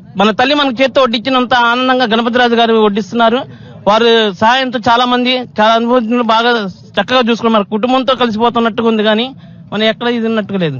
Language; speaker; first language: Telugu; native; Telugu